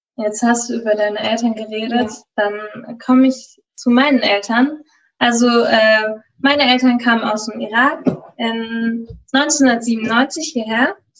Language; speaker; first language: German; early bilingual, other home language; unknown